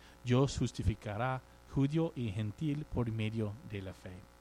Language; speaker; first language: Spanish; non-native, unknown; English